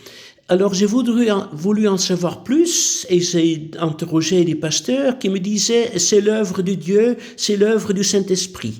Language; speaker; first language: French; non-native, fluent; Dutch